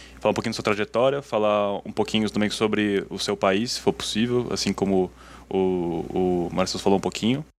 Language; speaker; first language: Portuguese; native; Portuguese